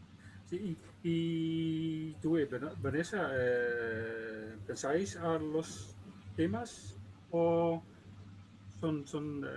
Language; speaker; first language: Spanish; non-native, learner; Dutch